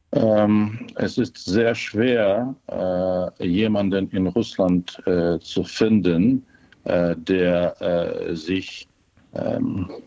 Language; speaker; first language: German; non-native, fluent; Ukrainian